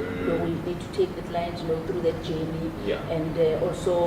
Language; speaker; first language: English; non-native, local second language; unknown